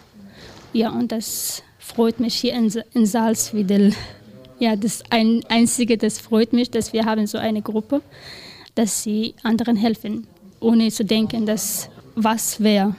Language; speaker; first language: German; non-native, learner; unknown